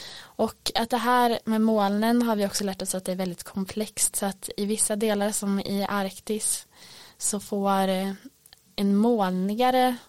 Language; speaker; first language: Swedish; native; Swedish